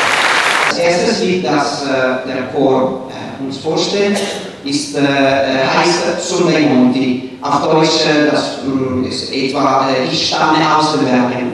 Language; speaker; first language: German; non-native, fluent; Italian